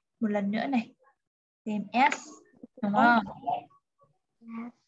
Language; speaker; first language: Vietnamese; native; Vietnamese